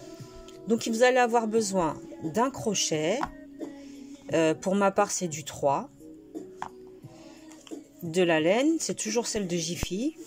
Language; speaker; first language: French; native; French